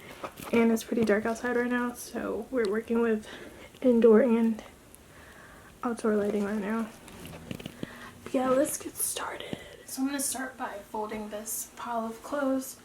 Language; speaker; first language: English; native; English